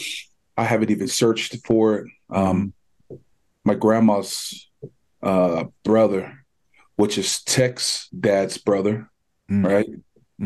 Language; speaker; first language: English; native; English